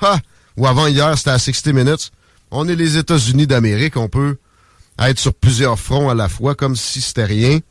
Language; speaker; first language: French; native; French